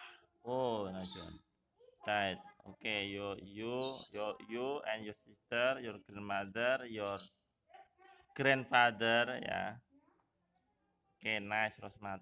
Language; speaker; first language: English; non-native, fluent; Indonesian